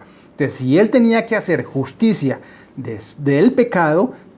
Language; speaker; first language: Spanish; native; Spanish